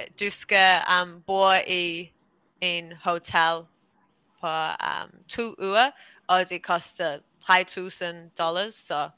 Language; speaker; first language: Danish; early bilingual, heritage; English